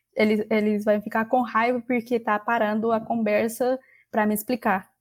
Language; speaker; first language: Portuguese; non-native, fluent; Spanish